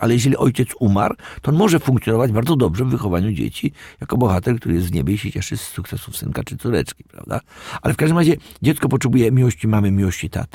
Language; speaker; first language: Polish; native; Polish